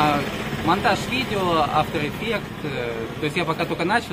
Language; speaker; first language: Russian; native; Russian